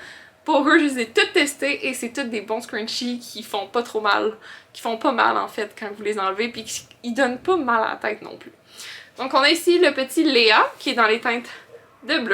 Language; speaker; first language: French; native; French